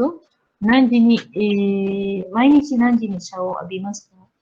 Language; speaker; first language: Japanese; non-native, fluent; Malay